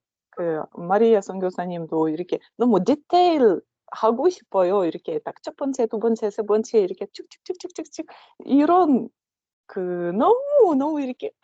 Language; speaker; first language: Korean; non-native, learner; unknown